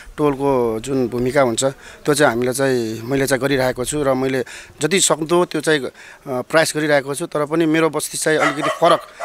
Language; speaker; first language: Nepali; native; Nepali